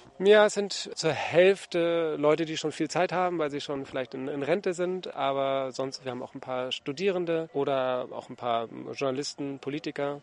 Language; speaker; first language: German; native; German